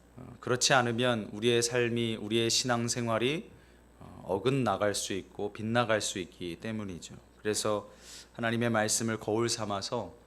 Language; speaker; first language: Korean; native; Korean